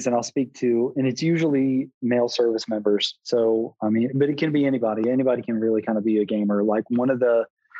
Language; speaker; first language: English; native; English